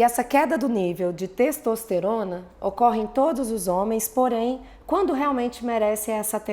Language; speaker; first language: Portuguese; native; Portuguese